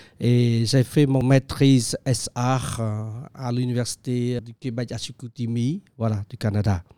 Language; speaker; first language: French; non-native, fluent; Khmer